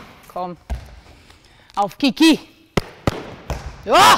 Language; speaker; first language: German; non-native, learner; Portuguese